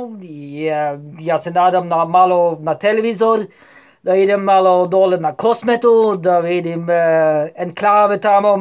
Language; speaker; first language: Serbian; non-native, fluent; Norwegian